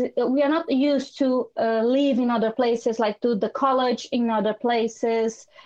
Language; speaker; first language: English; non-native, fluent; Portuguese